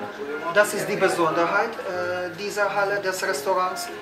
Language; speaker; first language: German; non-native, fluent; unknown